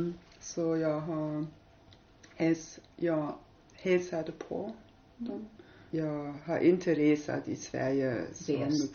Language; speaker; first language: Swedish; non-native, learner; German